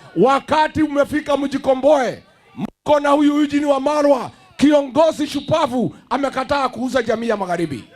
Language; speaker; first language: Swahili; non-native, local second language; Kikuyu